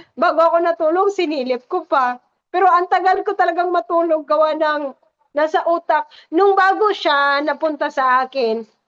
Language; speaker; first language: Filipino; non-native, local second language; Cebuano